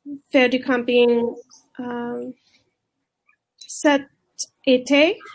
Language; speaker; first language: French; non-native, learner; English